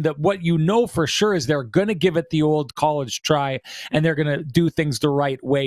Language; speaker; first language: English; native; English